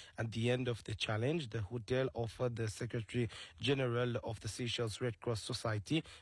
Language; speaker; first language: English; non-native, local second language; Seselwa Creole French